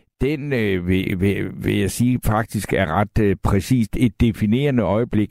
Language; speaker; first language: Danish; native; Danish